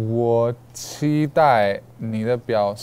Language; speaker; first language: Chinese; non-native, learner; English